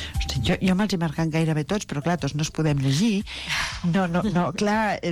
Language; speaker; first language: Catalan; native; Catalan